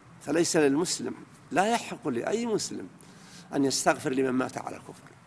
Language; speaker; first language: Arabic; native; Arabic